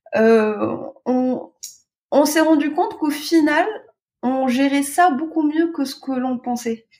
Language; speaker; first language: French; non-native, local second language; Arabic